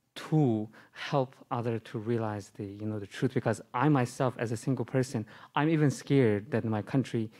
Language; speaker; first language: English; non-native, learner; Chinese